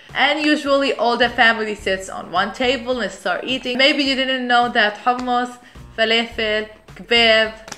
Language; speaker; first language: English; non-native, fluent; Arabic